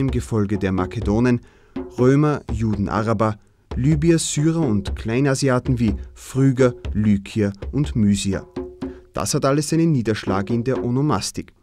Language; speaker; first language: German; native; German